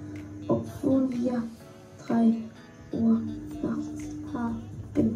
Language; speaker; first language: German; early bilingual, other home language; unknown